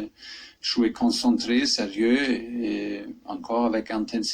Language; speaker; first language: French; non-native, fluent; German